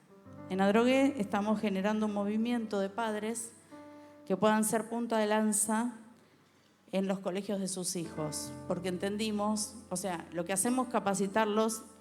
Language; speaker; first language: Spanish; native; Spanish